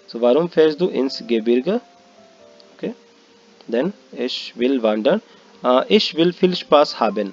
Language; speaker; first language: German; non-native, learner; Hindi